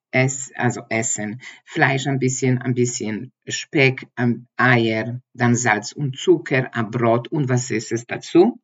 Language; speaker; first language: German; non-native, learner; Polish